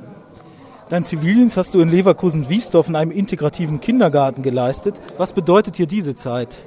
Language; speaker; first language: German; native; German